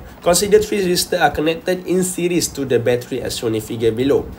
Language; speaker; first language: English; non-native, local second language; Malay